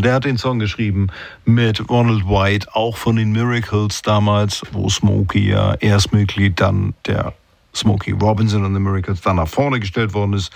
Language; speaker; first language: German; native; German